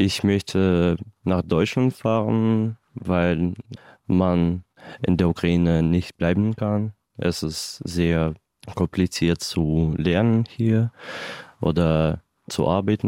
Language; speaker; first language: German; non-native, learner; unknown